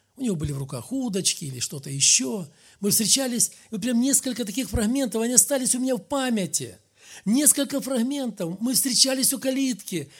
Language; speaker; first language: Russian; native; Russian